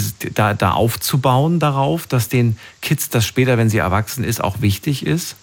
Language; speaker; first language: German; native; German